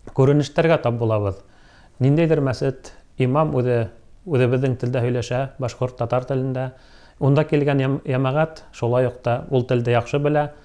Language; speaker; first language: Tatar; non-native, local second language; Bashkir